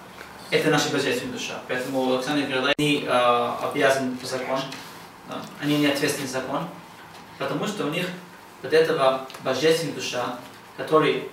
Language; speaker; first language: Russian; non-native, learner; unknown